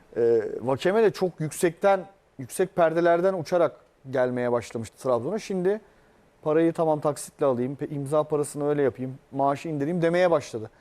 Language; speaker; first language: Turkish; native; Turkish